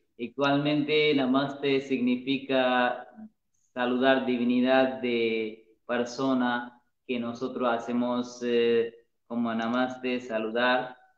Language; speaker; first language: Spanish; non-native, learner; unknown